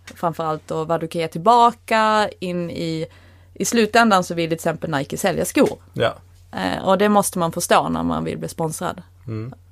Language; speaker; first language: Swedish; native; Swedish